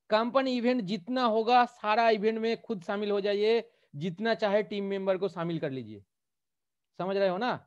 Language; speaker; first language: Hindi; non-native, local second language; Bangla